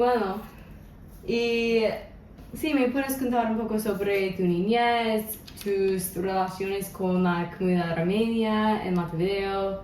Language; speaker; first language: Spanish; non-native, local second language; English